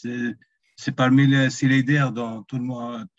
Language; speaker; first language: French; non-native, local second language; Arabic